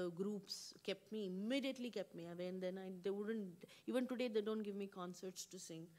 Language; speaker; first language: English; non-native, local second language; Kannada